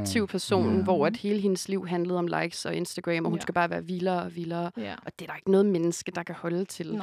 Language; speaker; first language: Danish; native; Danish